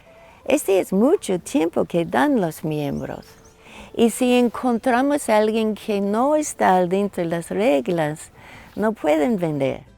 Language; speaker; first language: Spanish; non-native, learner; English